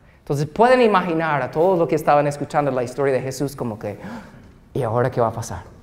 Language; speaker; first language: Spanish; non-native, fluent; English